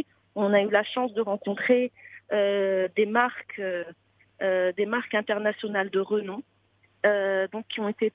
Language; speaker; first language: French; non-native, local second language; Arabic